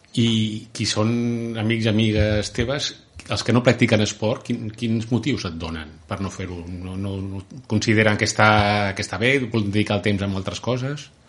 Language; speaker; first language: Catalan; native; Catalan